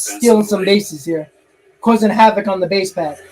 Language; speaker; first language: English; native; English